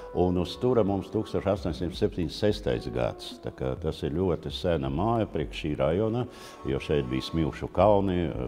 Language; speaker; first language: Latvian; non-native, local second language; Russian